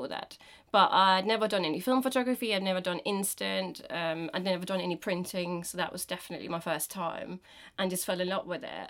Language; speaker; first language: English; non-native, fluent; Danish